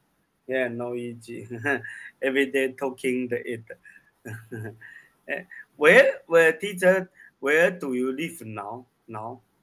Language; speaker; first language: English; non-native, learner; Chinese